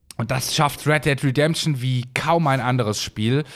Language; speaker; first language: German; native; German